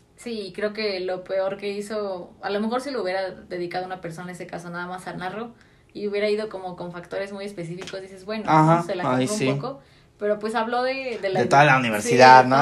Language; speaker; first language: Spanish; native; Spanish